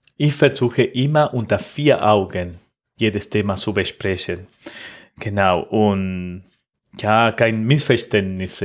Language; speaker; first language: German; non-native, fluent; Spanish